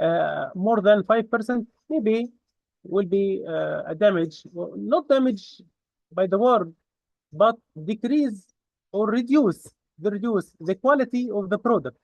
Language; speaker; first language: English; non-native, fluent; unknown